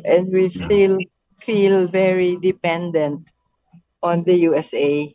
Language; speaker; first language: English; non-native, local second language; Filipino